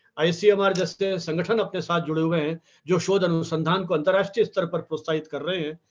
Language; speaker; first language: Hindi; native; Hindi